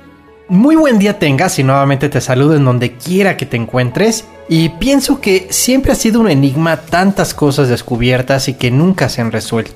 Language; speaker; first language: Spanish; native; Spanish